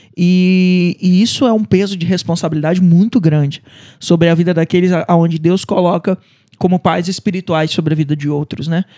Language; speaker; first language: Portuguese; native; Portuguese